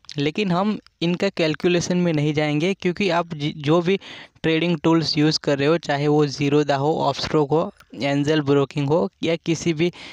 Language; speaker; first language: Hindi; non-native, local second language; Gujarati